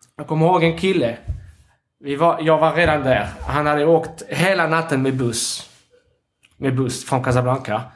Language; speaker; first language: Swedish; non-native, fluent; Arabic